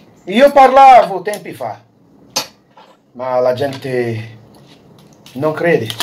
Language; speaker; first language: Italian; non-native, learner; Portuguese